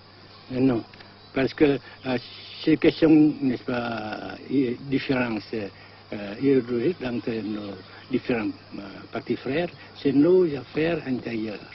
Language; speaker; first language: French; non-native, fluent; Vietnamese